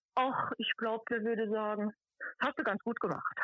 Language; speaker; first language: German; native; German